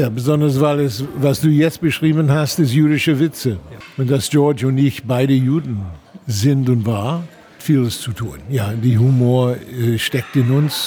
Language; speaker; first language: German; non-native, fluent; English